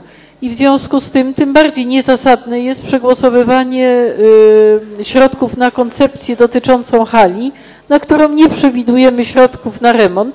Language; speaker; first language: Polish; native; Polish